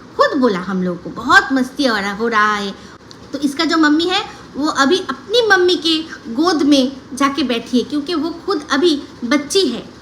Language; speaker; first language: Hindi; non-native, local second language; Bangla